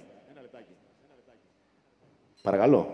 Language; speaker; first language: Greek; native; Greek